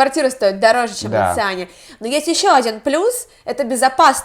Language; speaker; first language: Russian; native; Russian